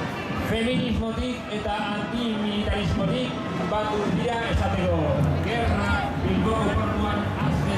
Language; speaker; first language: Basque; non-native, local second language; Spanish